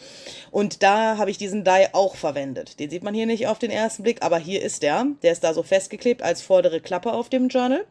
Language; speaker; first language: German; native; German